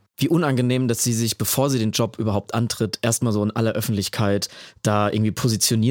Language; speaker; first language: German; native; German